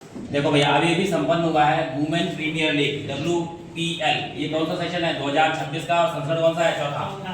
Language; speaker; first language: Hindi; native; Hindi